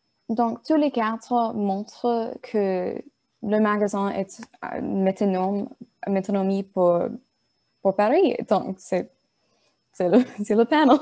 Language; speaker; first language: French; non-native, learner; English